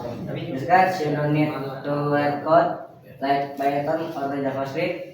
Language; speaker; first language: English; non-native, learner; Indonesian